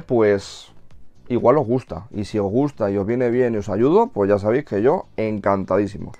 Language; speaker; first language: Spanish; native; Spanish